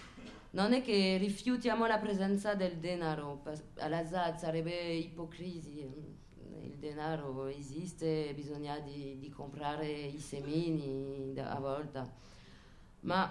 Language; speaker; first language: Italian; non-native, fluent; French